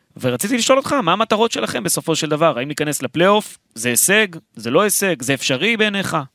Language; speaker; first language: Hebrew; native; Hebrew